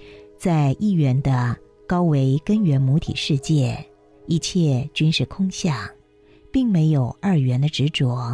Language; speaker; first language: Chinese; native; Chinese